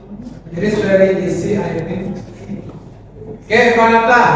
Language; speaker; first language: English; non-native, learner; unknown